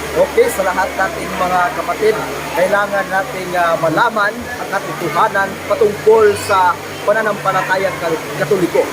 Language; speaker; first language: Filipino; non-native, local second language; Cebuano